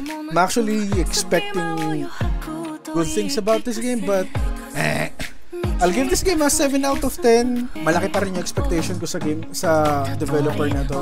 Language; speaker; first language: English; non-native, local second language; Filipino